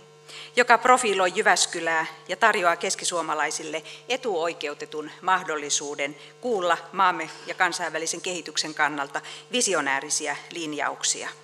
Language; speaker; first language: Finnish; native; Finnish